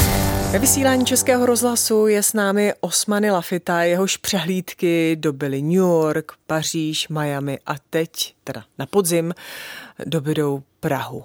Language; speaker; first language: Czech; native; Czech